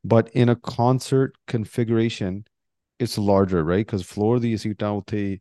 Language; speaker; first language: Punjabi; early bilingual, heritage; Punjabi